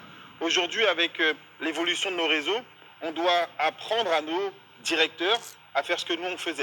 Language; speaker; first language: French; native; French